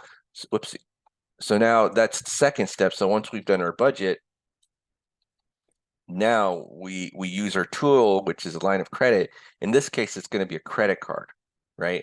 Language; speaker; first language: English; early bilingual, other home language; Korean